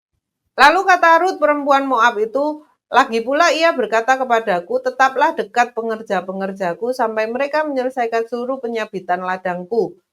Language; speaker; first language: Indonesian; native; Indonesian